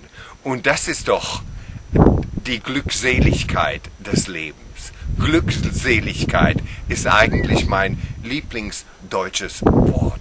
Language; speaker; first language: German; non-native, fluent; English